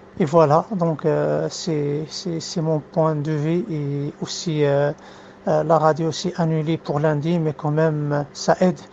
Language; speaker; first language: French; non-native, fluent; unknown